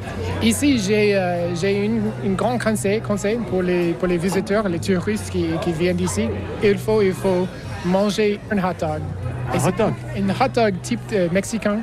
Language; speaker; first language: French; non-native, learner; English